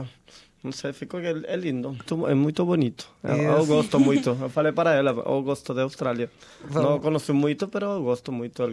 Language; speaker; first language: Portuguese; non-native, learner; Spanish